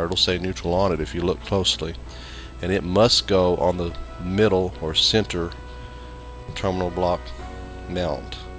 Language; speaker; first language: English; native; English